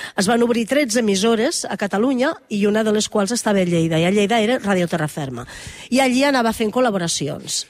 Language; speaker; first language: Catalan; native; Catalan